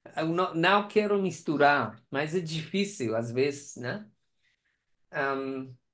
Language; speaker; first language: Portuguese; non-native, learner; Persian